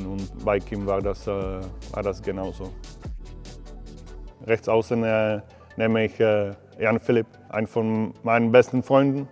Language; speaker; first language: German; non-native, fluent; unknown